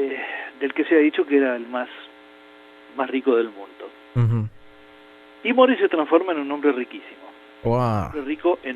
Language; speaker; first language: Spanish; native; Spanish